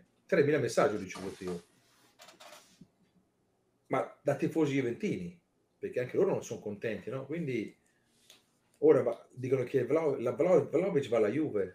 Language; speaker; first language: Italian; early bilingual, heritage; Italian